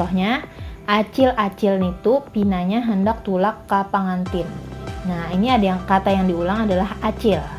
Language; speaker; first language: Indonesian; non-native, local second language; Banjar